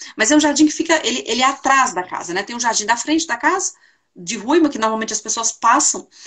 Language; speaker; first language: Portuguese; native; Portuguese